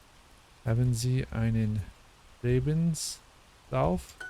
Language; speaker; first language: German; non-native, learner; English